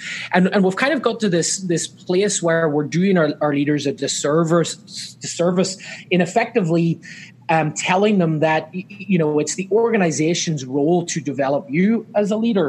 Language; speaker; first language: English; native; English